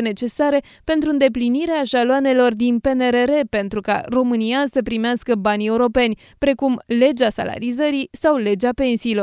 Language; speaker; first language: Romanian; native; Romanian